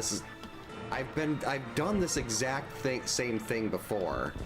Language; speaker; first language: English; native; English